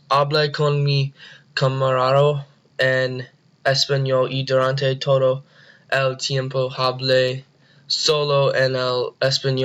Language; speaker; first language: Spanish; non-native, learner; English